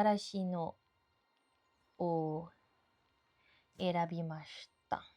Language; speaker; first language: Japanese; non-native, learner; French